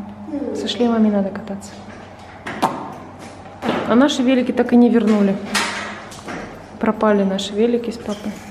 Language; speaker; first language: Russian; native; Russian